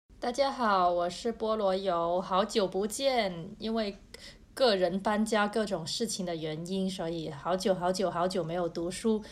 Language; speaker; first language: Chinese; native; Chinese